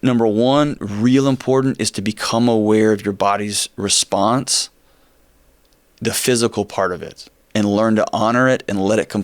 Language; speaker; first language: English; native; English